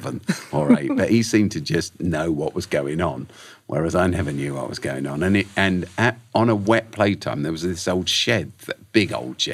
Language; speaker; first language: English; native; English